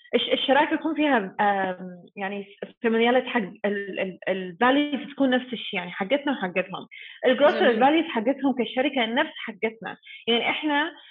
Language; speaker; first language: Arabic; non-native, fluent; English